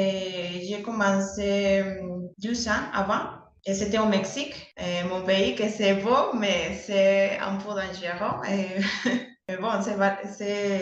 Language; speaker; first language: French; non-native, learner; Spanish